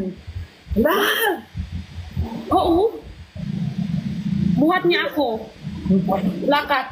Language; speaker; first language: Filipino; non-native, learner; Chinese